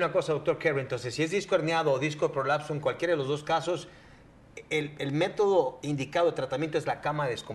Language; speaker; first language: Spanish; native; Spanish